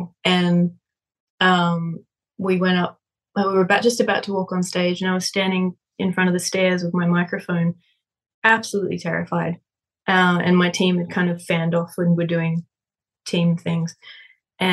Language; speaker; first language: English; native; English